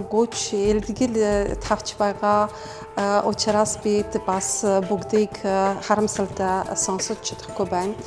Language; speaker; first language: Mongolian; non-native, fluent; Polish